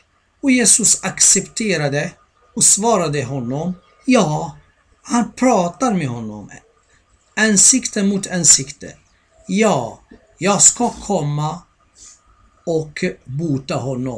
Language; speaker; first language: Swedish; non-native, fluent; Arabic